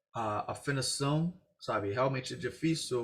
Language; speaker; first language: Portuguese; non-native, fluent; English